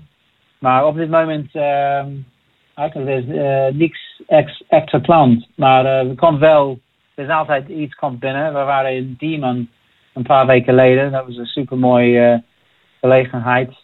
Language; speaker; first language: Dutch; non-native, fluent; English